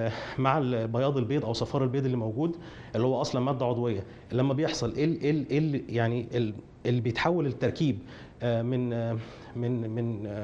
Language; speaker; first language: Arabic; native; Arabic